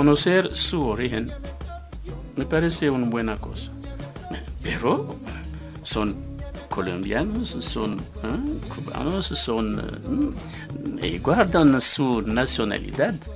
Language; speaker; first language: Spanish; non-native, fluent; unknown